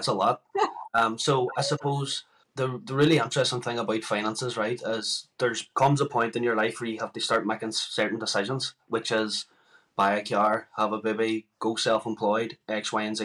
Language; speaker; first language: English; native; English